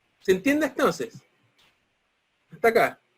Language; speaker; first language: Spanish; native; Spanish